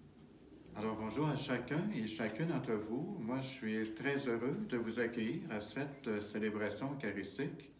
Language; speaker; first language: French; native; French